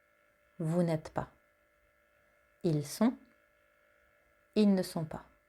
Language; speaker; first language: French; non-native, fluent; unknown